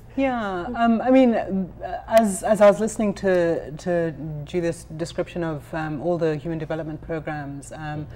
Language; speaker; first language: English; non-native, local second language; Ganda